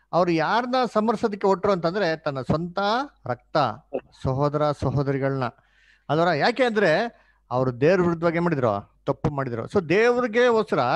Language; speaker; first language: Kannada; native; Kannada